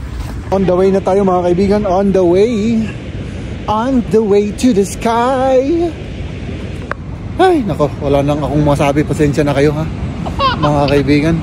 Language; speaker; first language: Filipino; non-native, learner; German